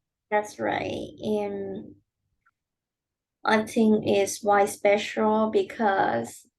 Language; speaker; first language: English; non-native, learner; Vietnamese